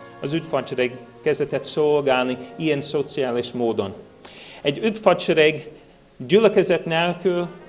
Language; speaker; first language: Hungarian; non-native, learner; English